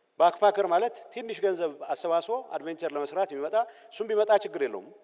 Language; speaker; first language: Amharic; non-native, local second language; Tigrinya